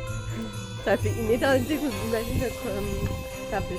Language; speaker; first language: French; native; French